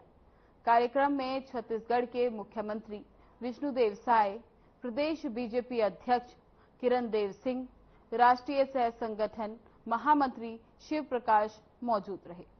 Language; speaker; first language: Hindi; native; Hindi